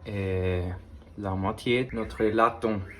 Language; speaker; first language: French; non-native, learner; Spanish